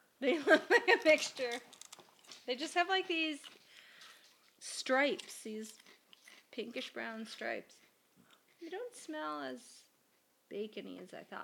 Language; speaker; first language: English; native; English